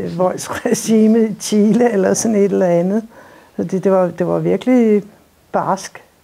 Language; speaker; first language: Danish; native; Danish